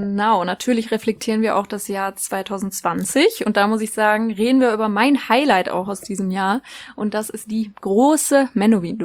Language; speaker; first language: German; native; German